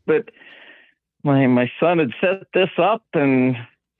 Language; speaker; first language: English; native; English